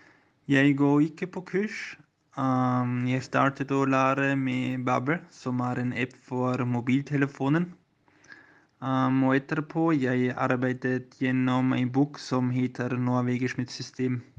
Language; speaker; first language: Norwegian; non-native, learner; German